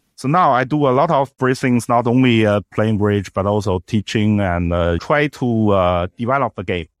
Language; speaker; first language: English; non-native, fluent; Chinese